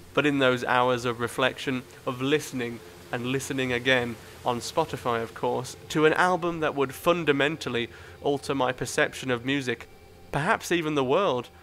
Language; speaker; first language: English; native; English